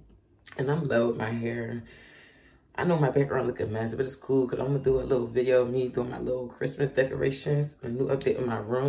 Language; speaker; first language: English; native; English